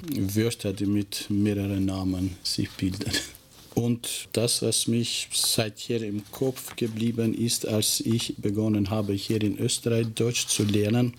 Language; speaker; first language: German; non-native, fluent; Albanian